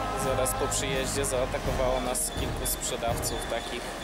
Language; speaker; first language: Polish; native; Polish